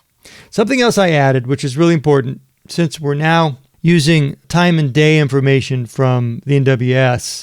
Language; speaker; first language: English; native; English